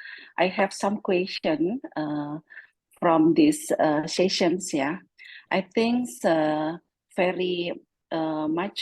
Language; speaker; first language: English; non-native, fluent; Indonesian